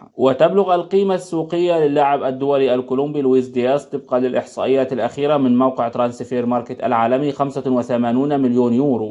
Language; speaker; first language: Arabic; native; Arabic